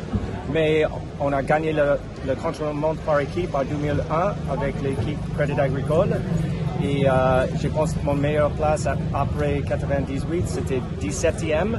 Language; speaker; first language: French; non-native, fluent; English